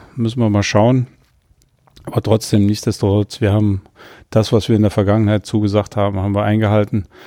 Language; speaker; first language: German; native; German